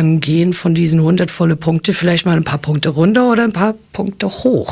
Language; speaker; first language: German; non-native, fluent; English